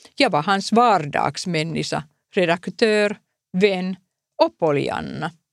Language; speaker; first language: Swedish; non-native, local second language; Finnish